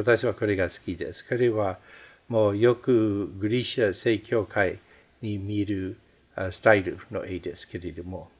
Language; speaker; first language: Japanese; non-native, fluent; English